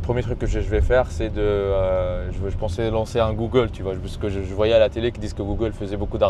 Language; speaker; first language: French; native; French